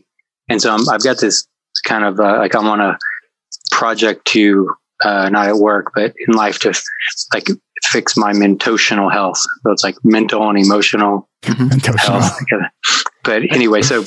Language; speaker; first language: English; native; English